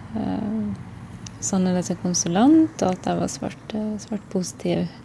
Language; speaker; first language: Norwegian; native; Norwegian